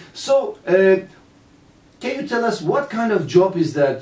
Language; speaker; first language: English; non-native, fluent; Turkish